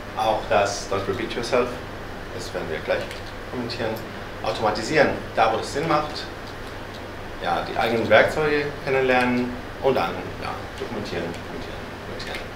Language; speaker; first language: German; non-native, fluent; Spanish